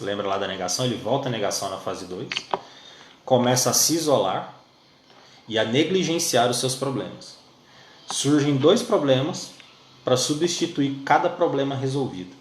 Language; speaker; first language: Portuguese; native; Portuguese